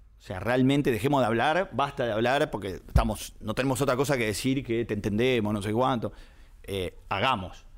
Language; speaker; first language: Spanish; native; Spanish